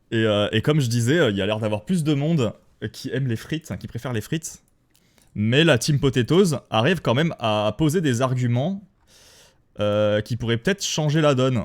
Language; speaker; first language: French; native; French